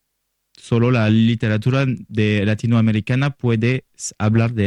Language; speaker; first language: Spanish; non-native, learner; French